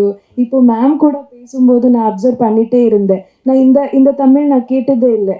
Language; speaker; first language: Tamil; non-native, local second language; Kannada